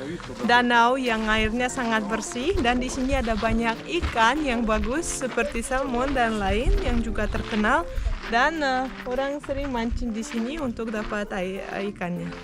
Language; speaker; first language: Indonesian; non-native, fluent; Russian